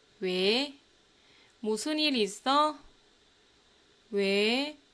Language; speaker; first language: Korean; non-native, fluent; Thai